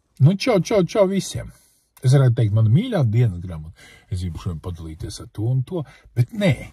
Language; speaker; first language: Latvian; early bilingual, other home language; Lithuanian